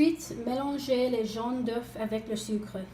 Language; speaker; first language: French; non-native, learner; English